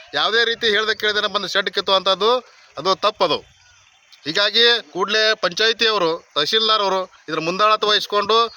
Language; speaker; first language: Kannada; native; Kannada